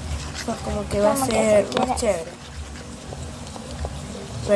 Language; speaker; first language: Spanish; native; Spanish